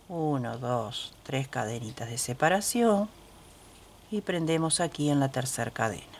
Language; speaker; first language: Spanish; native; Spanish